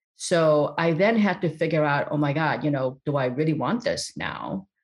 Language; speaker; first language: English; early bilingual, other home language; Korean